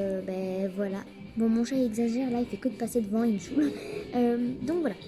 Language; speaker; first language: French; native; French